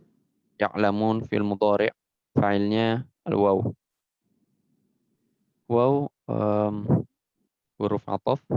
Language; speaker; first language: Arabic; non-native, learner; Indonesian